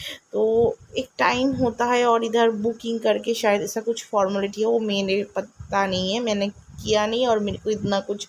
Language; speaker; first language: Hindi; non-native, local second language; Bangla